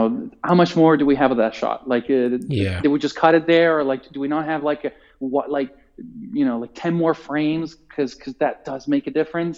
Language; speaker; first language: English; non-native, fluent; Italian